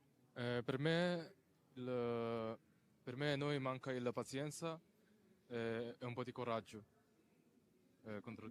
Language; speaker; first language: Italian; non-native, learner; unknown